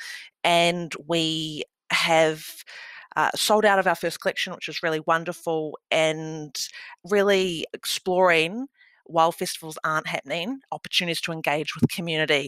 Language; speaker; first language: English; native; English